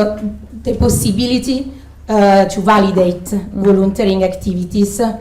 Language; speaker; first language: English; non-native, fluent; Italian